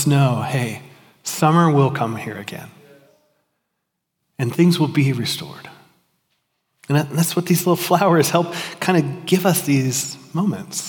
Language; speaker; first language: English; native; English